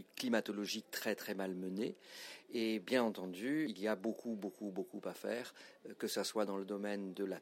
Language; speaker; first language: French; native; French